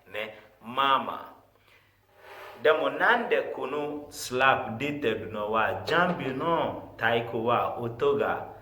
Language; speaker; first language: Japanese; non-native, fluent; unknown